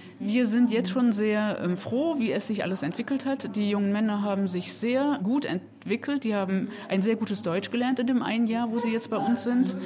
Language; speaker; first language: German; native; German